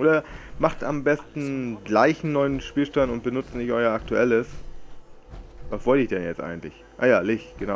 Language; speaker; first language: German; native; German